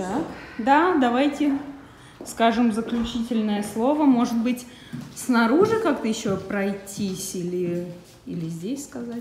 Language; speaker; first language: Russian; native; Russian